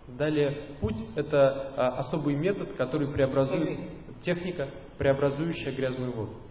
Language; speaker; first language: Russian; native; Russian